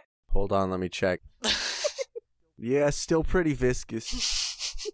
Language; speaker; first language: English; native; English